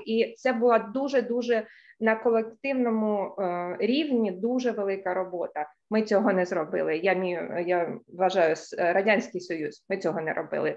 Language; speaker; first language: Ukrainian; non-native, local second language; Russian